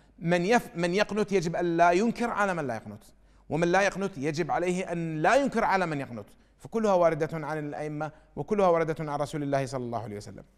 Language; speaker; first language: Arabic; native; Arabic